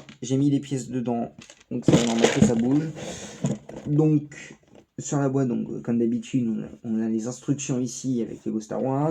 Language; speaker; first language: French; native; French